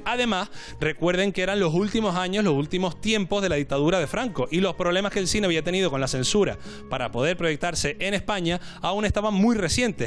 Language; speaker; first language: Spanish; native; Spanish